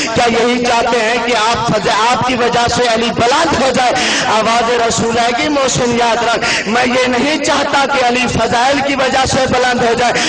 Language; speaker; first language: Urdu; non-native, local second language; Saraiki